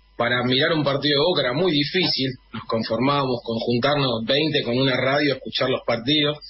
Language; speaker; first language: Spanish; native; Spanish